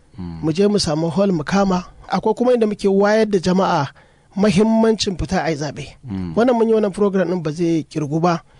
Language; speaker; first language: Hausa; native; Hausa